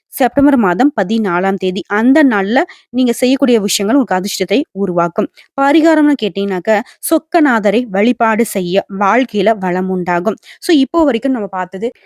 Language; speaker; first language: Tamil; native; Tamil